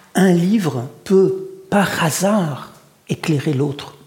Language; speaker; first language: French; early bilingual, other home language; Russian